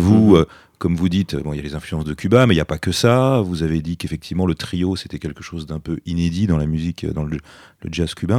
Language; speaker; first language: French; native; French